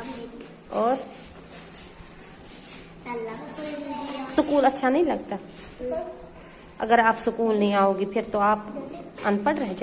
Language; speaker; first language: Hindi; non-native, local second language; Kashmiri